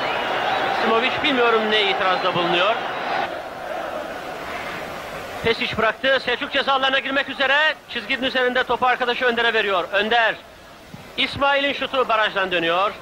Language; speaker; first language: Turkish; native; Turkish